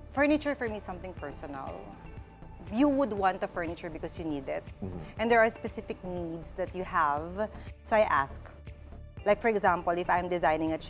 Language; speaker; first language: English; non-native, local second language; Pampanga